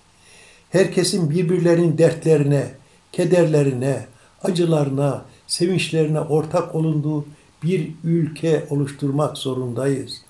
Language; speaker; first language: Turkish; native; Turkish